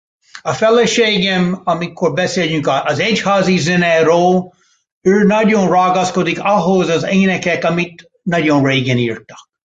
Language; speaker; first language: Hungarian; non-native, fluent; English